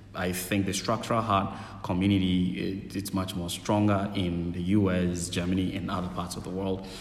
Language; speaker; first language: English; non-native, local second language; Akan